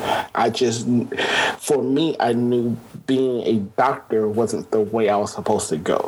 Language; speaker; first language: English; native; English